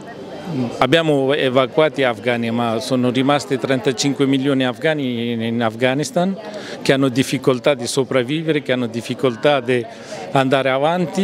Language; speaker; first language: Italian; non-native, fluent; Persian